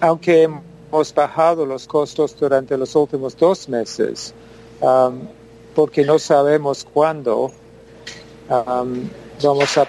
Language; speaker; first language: Spanish; non-native, fluent; English